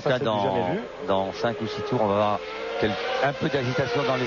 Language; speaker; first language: French; native; French